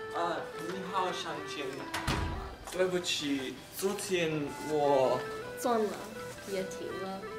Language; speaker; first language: Chinese; non-native, learner; English